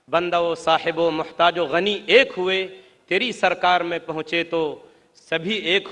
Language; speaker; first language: Hindi; native; Hindi